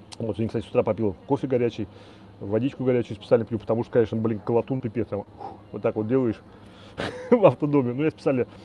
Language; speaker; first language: Russian; native; Russian